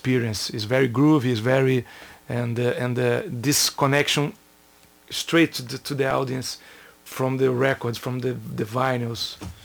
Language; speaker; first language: English; non-native, learner; Portuguese